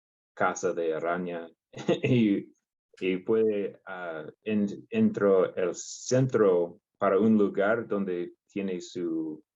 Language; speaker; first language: Spanish; non-native, learner; English